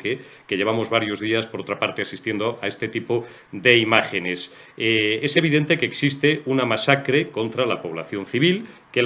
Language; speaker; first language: Spanish; native; Spanish